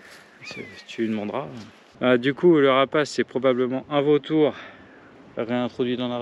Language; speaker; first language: French; native; French